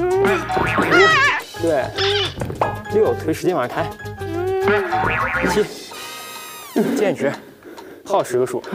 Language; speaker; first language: Chinese; native; Chinese